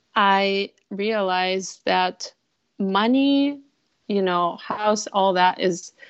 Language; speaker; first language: English; non-native, fluent; Russian